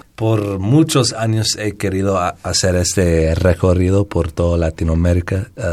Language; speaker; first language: Spanish; non-native, fluent; English